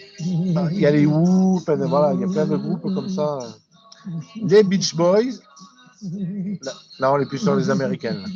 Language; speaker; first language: French; native; French